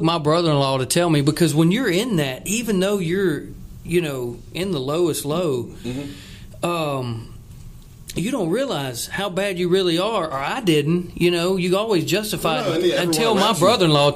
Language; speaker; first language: English; native; English